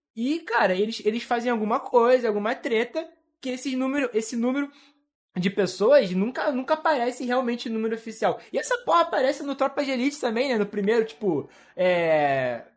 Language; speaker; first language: Portuguese; native; Portuguese